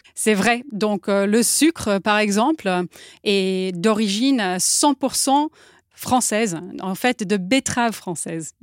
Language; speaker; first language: French; non-native, fluent; English